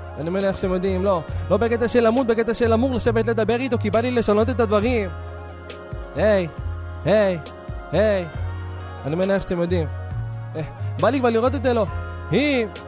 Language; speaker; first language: Hebrew; native; Hebrew